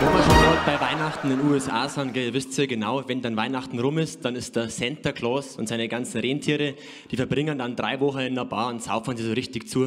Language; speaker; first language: German; native; German